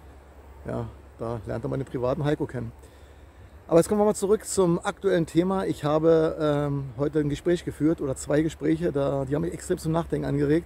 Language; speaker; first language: German; native; German